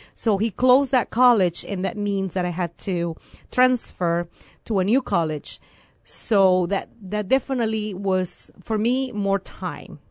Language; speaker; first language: English; non-native, fluent; Spanish